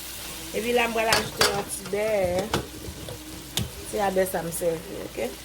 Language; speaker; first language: French; non-native, learner; Haitian Creole